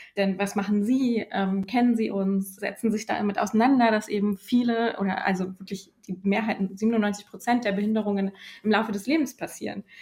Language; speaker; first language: German; early bilingual, other home language; Polish